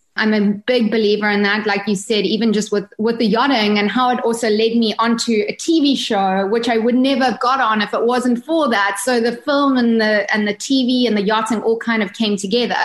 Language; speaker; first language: English; native; English